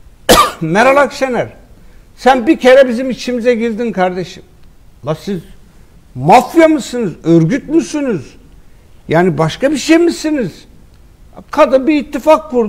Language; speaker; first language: Turkish; native; Turkish